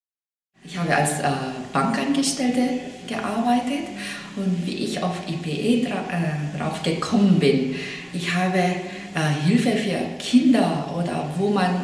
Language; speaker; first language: German; non-native, fluent; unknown